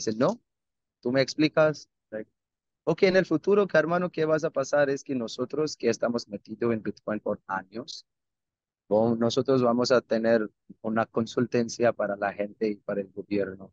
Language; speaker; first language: Spanish; non-native, learner; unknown